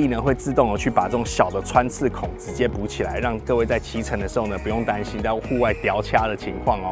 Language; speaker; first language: Chinese; native; Chinese